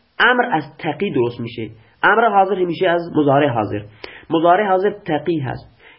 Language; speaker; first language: Persian; non-native, local second language; Baluchi